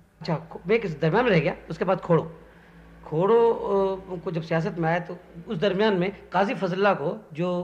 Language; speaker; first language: Urdu; non-native, local second language; Sindhi